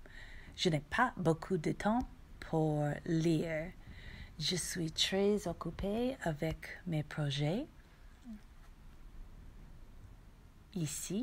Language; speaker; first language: French; non-native, learner; English